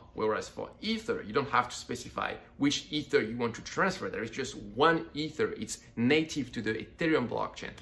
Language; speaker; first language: English; non-native, fluent; French